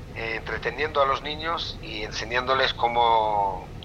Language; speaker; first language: Spanish; non-native, fluent; Hebrew